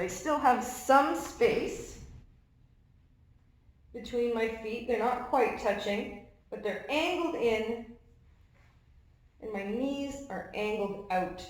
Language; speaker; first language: English; native; English